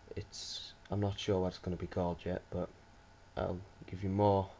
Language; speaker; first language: English; native; English